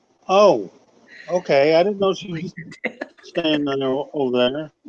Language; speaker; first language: English; native; English